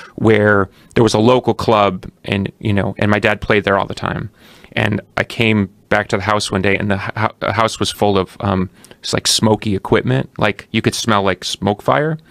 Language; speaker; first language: English; native; English